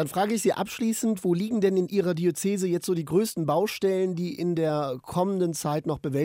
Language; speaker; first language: German; native; German